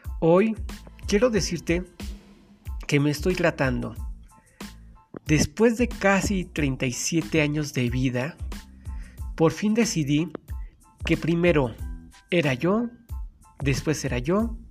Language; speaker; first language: Spanish; native; Spanish